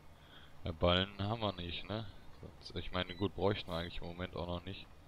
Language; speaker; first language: German; native; German